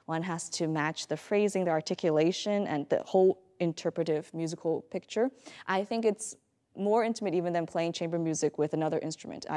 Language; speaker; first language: English; native; English